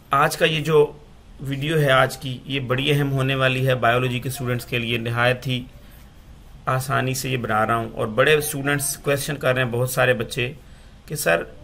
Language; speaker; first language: Urdu; non-native, local second language; Punjabi